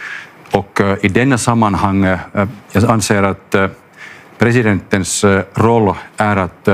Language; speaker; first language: Swedish; non-native, local second language; Finnish